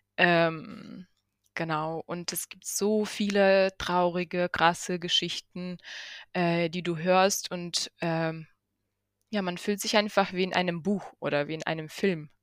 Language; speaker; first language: German; non-native, fluent; Ukrainian